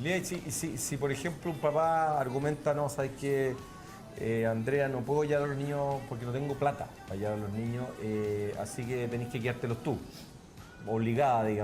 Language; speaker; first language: Spanish; native; Spanish